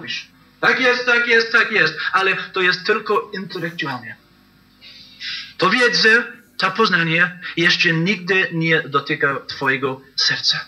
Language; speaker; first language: Polish; non-native, learner; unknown